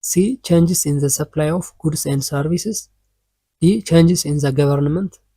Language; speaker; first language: English; non-native, local second language; Amharic